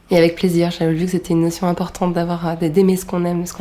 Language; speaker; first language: French; native; French